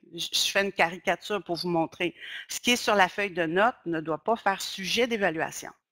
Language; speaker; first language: French; native; French